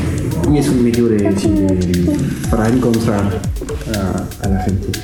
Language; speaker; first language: Spanish; non-native, learner; French